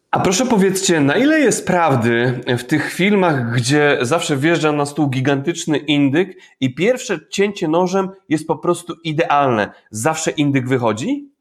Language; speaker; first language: Polish; native; Polish